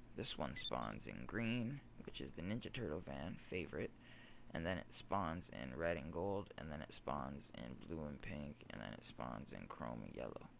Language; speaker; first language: English; native; English